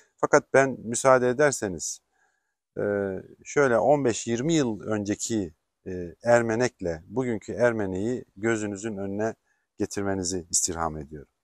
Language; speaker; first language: Turkish; native; Turkish